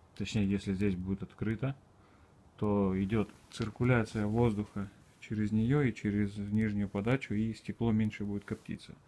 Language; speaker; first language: Russian; native; Russian